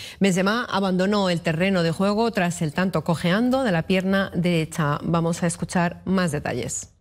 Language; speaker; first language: Spanish; non-native, fluent; Arabic